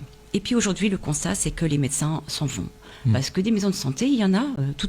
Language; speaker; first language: French; native; French